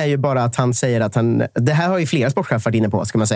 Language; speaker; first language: Swedish; native; Swedish